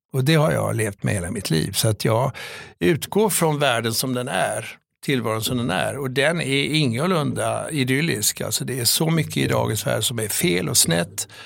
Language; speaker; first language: Swedish; native; Swedish